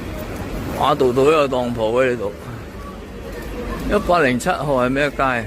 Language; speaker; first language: Cantonese; native; Cantonese